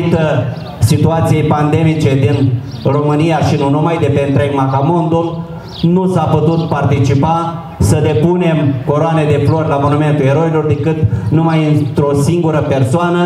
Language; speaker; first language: Romanian; native; Romanian